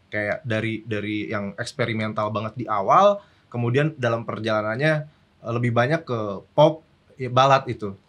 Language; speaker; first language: Indonesian; native; Indonesian